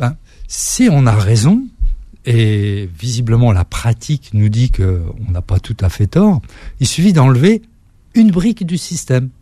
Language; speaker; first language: French; native; French